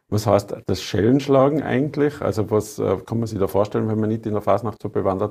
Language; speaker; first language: German; native; German